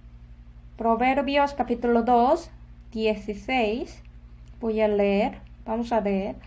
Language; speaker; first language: Spanish; non-native, fluent; Korean